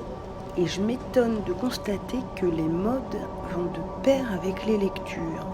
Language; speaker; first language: French; native; French